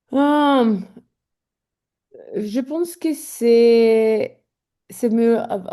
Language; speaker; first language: French; non-native, learner; English